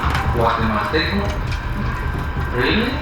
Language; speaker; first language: English; non-native, learner; Spanish